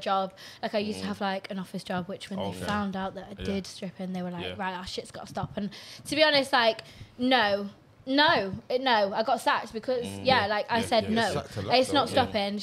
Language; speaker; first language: English; native; English